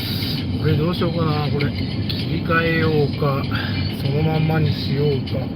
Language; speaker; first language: Japanese; native; Japanese